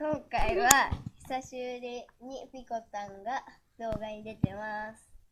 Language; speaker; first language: Japanese; native; Japanese